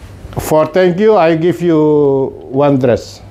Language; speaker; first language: English; non-native, learner; Indonesian